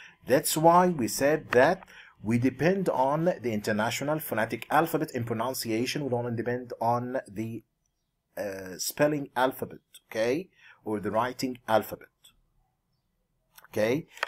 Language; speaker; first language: English; non-native, fluent; Arabic